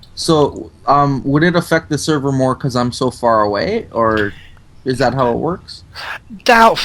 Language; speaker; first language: English; native; English